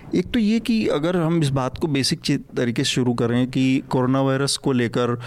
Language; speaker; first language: Hindi; native; Hindi